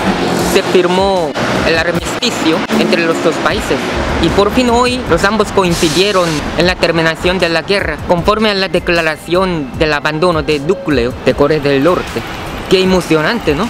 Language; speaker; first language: Spanish; non-native, fluent; Korean